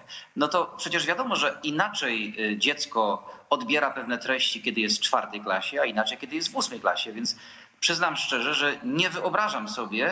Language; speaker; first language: Polish; native; Polish